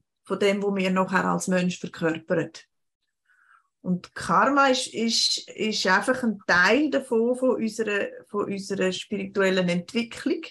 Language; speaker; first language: German; native; German